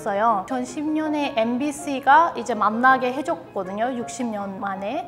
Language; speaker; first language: Korean; non-native, fluent; Turkish